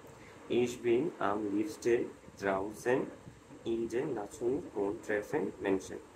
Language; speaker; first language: German; non-native, fluent; Bangla